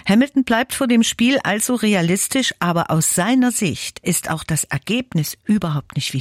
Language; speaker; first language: German; native; German